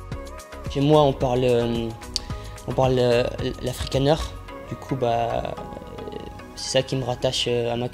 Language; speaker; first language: French; early bilingual, other home language; Afrikaans